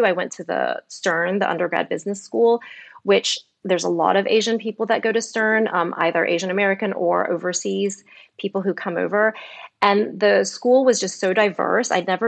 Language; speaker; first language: English; native; English